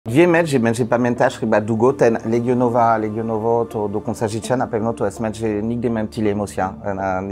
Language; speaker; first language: Polish; non-native, learner; French